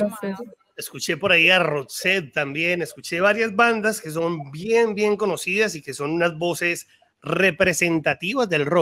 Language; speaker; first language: Spanish; native; Spanish